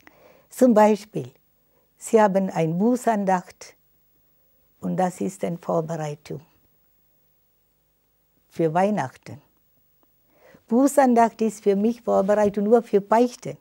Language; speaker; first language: German; non-native, fluent; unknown